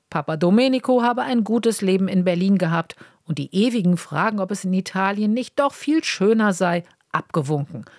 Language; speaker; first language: German; native; German